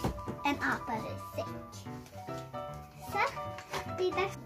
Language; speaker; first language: Swedish; early bilingual, other home language; Hungarian